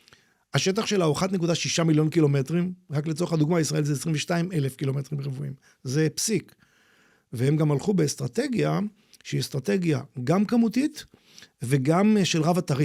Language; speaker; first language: Hebrew; native; Hebrew